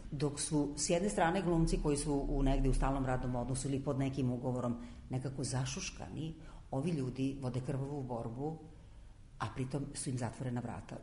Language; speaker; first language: Serbian; native; Serbian